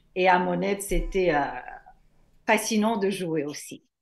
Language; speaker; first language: French; native; French